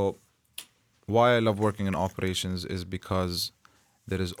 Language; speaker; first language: English; non-native, fluent; Arabic